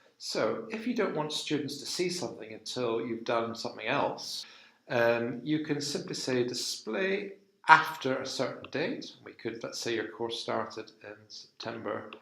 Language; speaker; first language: English; native; English